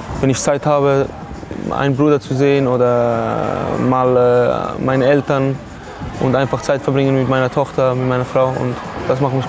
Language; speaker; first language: German; non-native, fluent; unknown